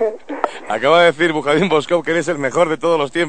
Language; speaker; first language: Spanish; native; Spanish